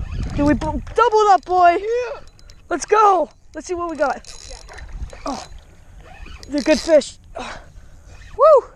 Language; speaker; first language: English; native; English